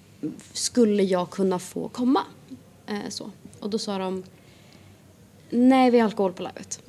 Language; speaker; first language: Swedish; native; Swedish